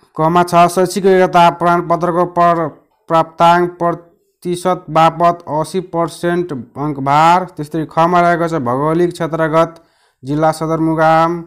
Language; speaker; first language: Nepali; non-native, local second language; Maithili